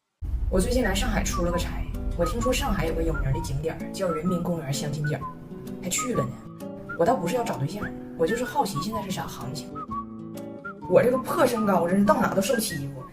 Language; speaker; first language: Chinese; native; Chinese